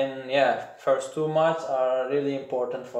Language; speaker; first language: English; non-native, learner; Turkish